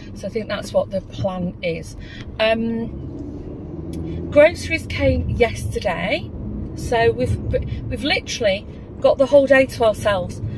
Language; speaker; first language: English; native; English